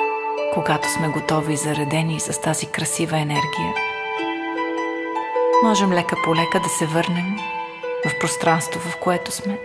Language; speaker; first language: Bulgarian; native; Bulgarian